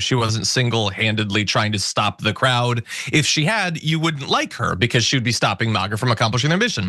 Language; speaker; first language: English; native; English